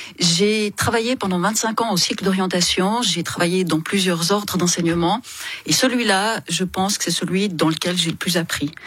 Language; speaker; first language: French; native; French